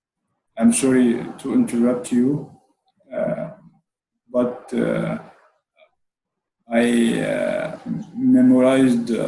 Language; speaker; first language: English; non-native, learner; Arabic